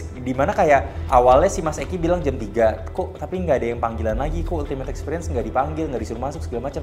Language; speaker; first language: Indonesian; native; Indonesian